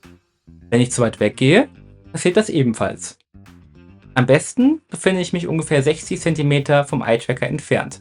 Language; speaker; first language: German; native; German